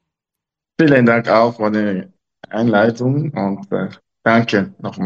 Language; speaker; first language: German; non-native, learner; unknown